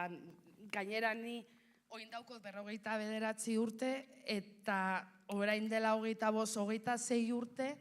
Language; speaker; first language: Basque; non-native, local second language; Spanish